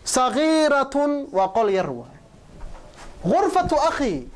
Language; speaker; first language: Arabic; non-native, local second language; Somali